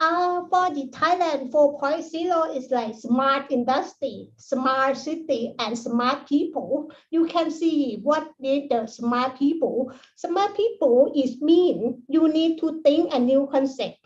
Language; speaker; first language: English; non-native, learner; Thai